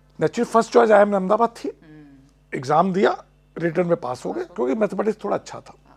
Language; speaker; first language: Hindi; non-native, local second language; Punjabi